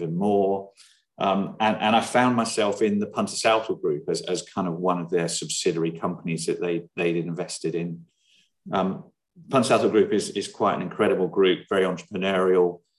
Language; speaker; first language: English; native; English